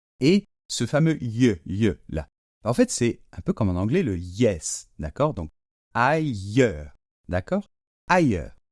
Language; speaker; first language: French; native; French